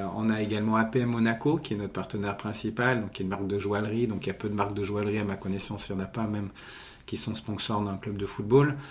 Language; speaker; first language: French; native; French